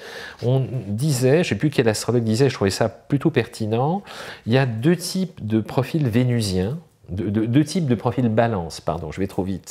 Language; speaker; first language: French; native; French